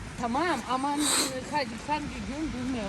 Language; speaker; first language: Turkish; non-native, learner; Russian